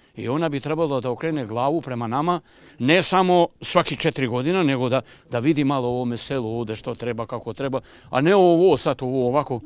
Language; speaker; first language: Croatian; non-native, local second language; Albanian